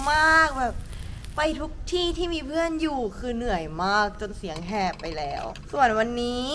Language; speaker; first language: Thai; non-native, fluent; Korean